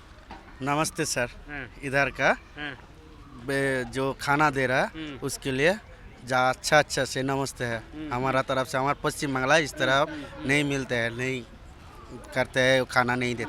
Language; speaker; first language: Hindi; non-native, local second language; Bangla